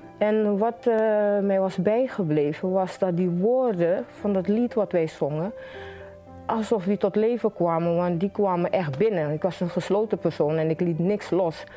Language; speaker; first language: Dutch; native; Dutch